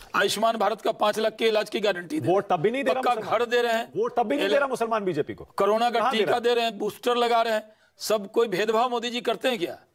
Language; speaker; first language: Hindi; native; Hindi